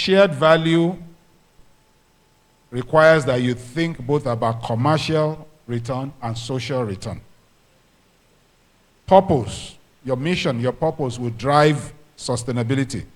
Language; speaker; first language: English; non-native, local second language; Yoruba